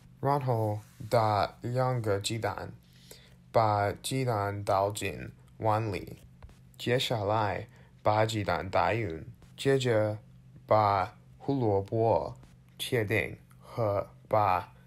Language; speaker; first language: Chinese; non-native, learner; English